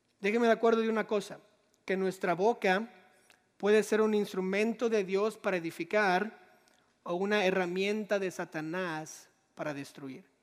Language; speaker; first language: Spanish; native; Spanish